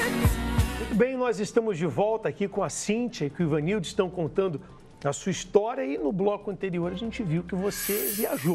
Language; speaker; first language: Portuguese; native; Portuguese